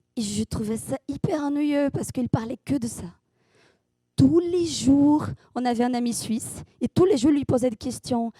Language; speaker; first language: French; non-native, fluent; Portuguese